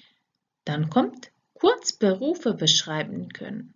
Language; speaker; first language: German; non-native, fluent; Croatian